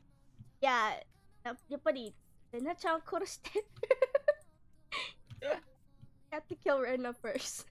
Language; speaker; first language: Japanese; non-native, learner; English